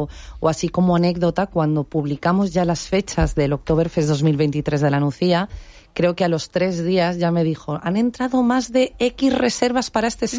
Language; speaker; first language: Spanish; native; Spanish